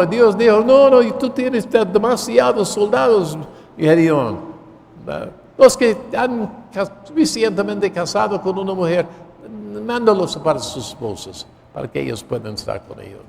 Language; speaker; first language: Spanish; non-native, fluent; English